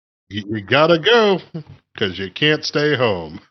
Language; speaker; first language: English; native; English